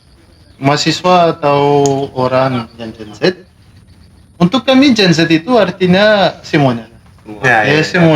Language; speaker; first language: Indonesian; non-native, learner; Malagasy